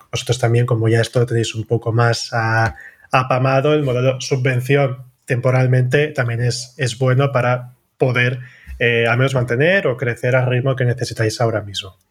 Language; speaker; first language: Spanish; non-native, local second language; Catalan